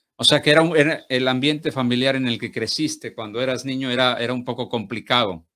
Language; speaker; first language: Spanish; native; Spanish